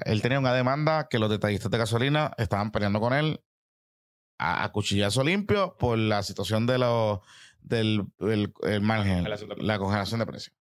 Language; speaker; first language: Spanish; native; Spanish